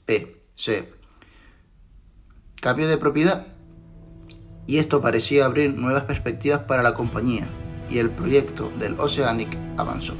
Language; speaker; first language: Spanish; native; Spanish